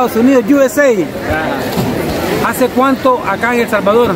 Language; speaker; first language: Spanish; native; Spanish